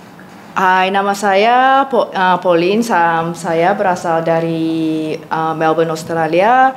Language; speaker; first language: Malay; non-native, fluent; English